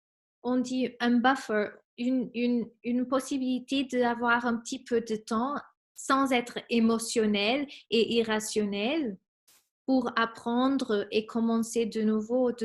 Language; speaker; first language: French; non-native, fluent; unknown